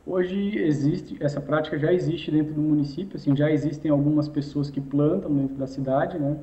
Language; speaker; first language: Portuguese; native; Portuguese